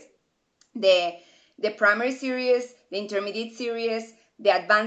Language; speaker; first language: English; non-native, fluent; Spanish